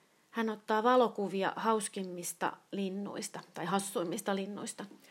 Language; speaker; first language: Finnish; native; Finnish